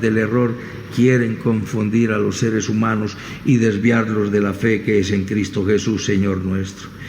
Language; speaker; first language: Spanish; native; Spanish